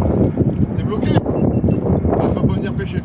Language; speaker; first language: French; native; French